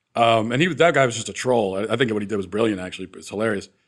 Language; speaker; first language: English; native; English